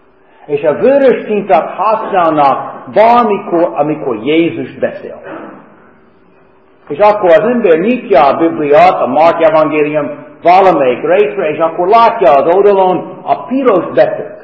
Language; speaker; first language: Hungarian; non-native, fluent; English